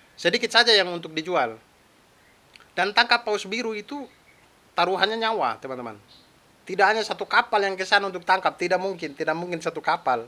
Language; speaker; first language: Indonesian; non-native, local second language; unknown